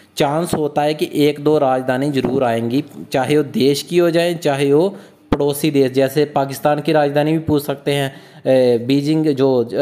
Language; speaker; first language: Hindi; native; Hindi